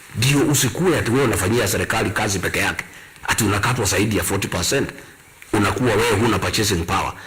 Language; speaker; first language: Swahili; non-native, local second language; Kikuyu